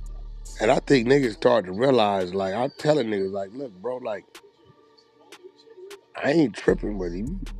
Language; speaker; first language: English; native; English